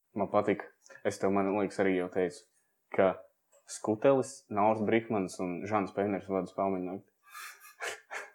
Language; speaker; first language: Latvian; native; Latvian